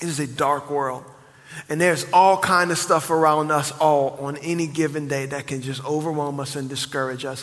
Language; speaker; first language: English; native; English